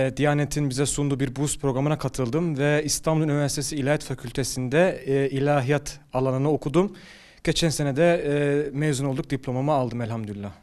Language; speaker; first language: Turkish; early bilingual, heritage; Turkish